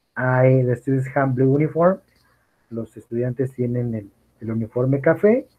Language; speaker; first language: English; non-native, learner; Spanish